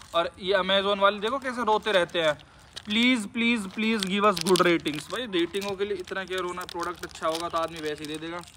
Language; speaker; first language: Hindi; native; Hindi